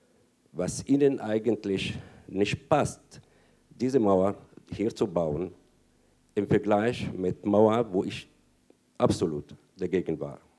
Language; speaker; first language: German; non-native, fluent; Arabic